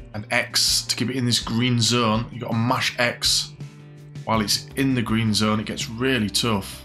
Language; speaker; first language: English; native; English